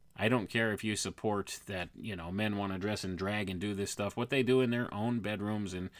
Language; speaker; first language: English; native; English